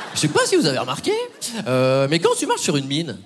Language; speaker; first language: French; native; French